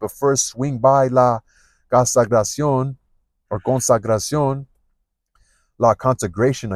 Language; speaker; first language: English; native; English